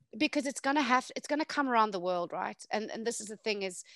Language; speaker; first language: English; native; English